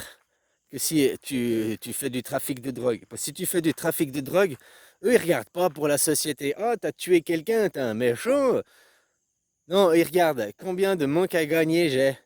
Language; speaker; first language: French; native; French